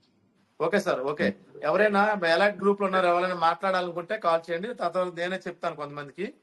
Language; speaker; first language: Telugu; native; Telugu